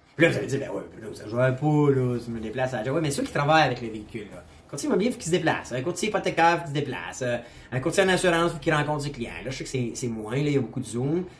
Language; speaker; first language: French; native; French